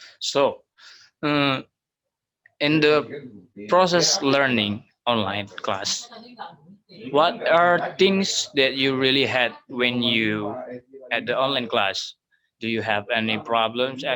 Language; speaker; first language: English; non-native, learner; Indonesian